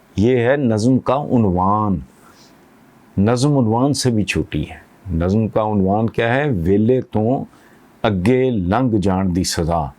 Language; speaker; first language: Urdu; non-native, local second language; Punjabi